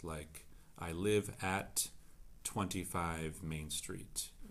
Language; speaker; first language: English; native; English